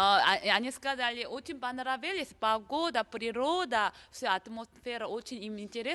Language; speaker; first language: Russian; non-native, fluent; Korean